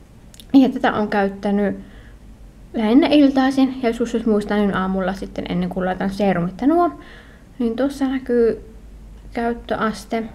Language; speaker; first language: Finnish; native; Finnish